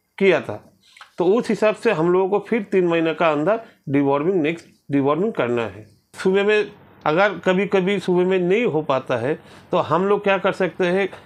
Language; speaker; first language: Hindi; non-native, local second language; Bangla